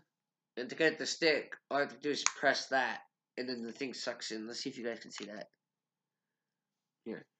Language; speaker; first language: English; native; English